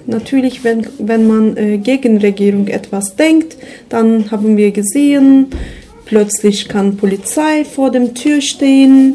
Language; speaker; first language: German; non-native, learner; Turkish